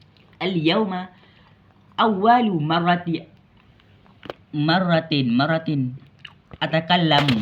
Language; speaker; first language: Arabic; non-native, learner; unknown